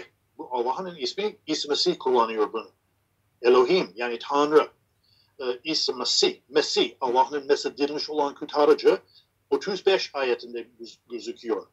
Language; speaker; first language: Turkish; non-native, fluent; English